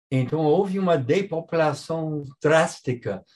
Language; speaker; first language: Portuguese; non-native, fluent; English